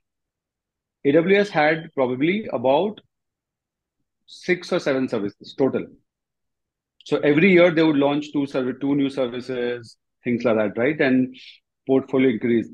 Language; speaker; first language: English; non-native, local second language; Gujarati